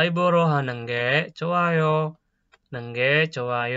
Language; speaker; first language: Korean; non-native, fluent; Indonesian